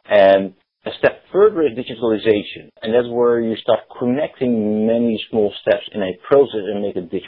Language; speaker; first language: English; non-native, fluent; Dutch